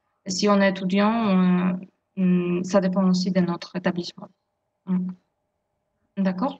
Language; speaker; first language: French; non-native, fluent; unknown